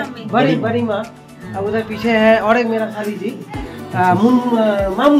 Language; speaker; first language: Hindi; non-native, local second language; Bangla